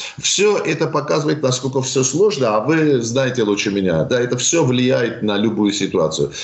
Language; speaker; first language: Russian; non-native, local second language; Armenian